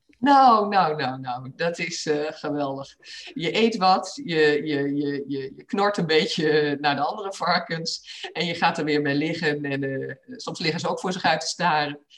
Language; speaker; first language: Dutch; native; Dutch